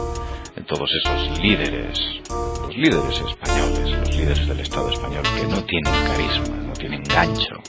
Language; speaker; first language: Spanish; native; Spanish